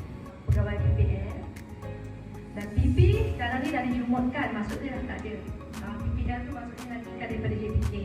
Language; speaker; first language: Malay; native; Malay